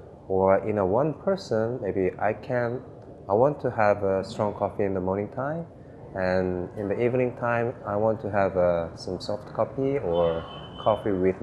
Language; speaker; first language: English; non-native, fluent; Korean